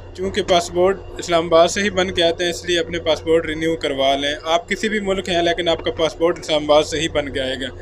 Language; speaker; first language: Urdu; non-native, local second language; Punjabi